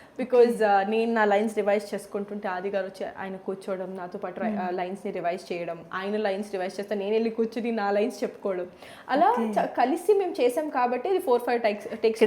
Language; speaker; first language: Telugu; native; Telugu